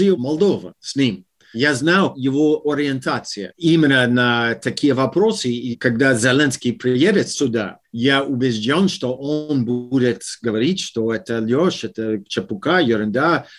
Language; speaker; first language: Russian; non-native, learner; English